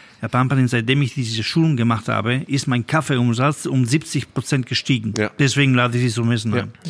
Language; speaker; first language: German; non-native, fluent; Italian